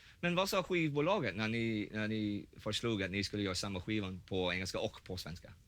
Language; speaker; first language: Swedish; non-native, fluent; English